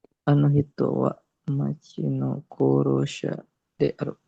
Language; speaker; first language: Japanese; non-native, learner; Indonesian